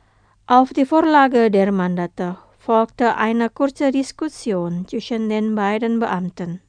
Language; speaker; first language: German; non-native, fluent; Indonesian